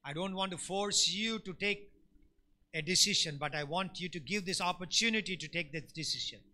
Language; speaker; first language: English; non-native, local second language; Telugu